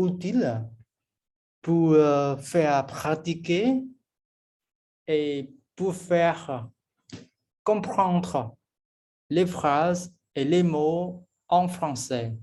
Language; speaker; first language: French; non-native, fluent; Khmer